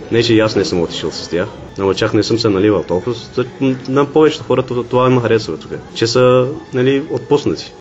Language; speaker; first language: Bulgarian; non-native, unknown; Turkish